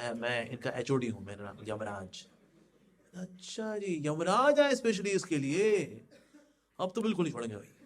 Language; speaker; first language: Hindi; native; Hindi